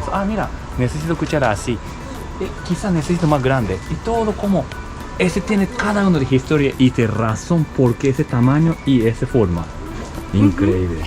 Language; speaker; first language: Spanish; non-native, learner; Japanese